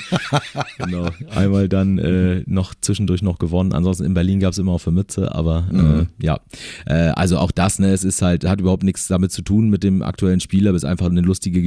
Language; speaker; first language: German; native; German